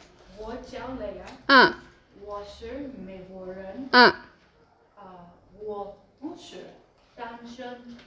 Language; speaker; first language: Chinese; non-native, learner; English